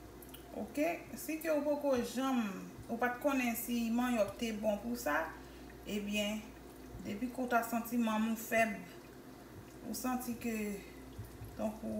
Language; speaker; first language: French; non-native, local second language; Haitian Creole